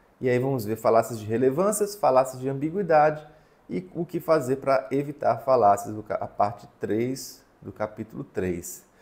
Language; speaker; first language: Portuguese; native; Portuguese